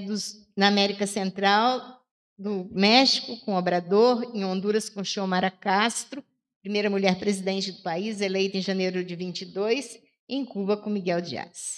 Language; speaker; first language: Portuguese; native; Portuguese